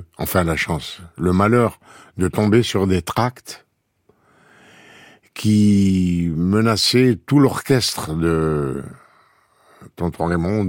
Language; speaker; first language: French; native; French